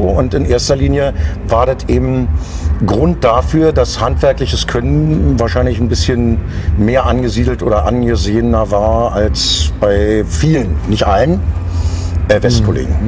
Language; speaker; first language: German; native; German